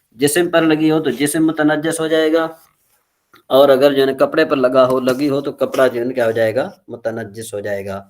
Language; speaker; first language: Urdu; non-native, local second language; Sindhi